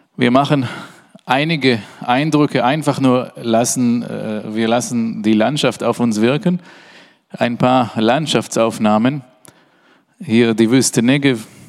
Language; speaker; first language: German; non-native, fluent; Hebrew